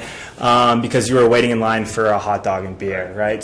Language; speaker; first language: English; native; English